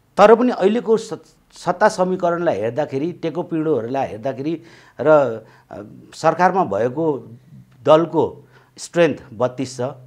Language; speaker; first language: Nepali; native; Nepali